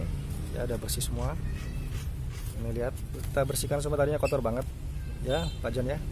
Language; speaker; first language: Indonesian; native; Indonesian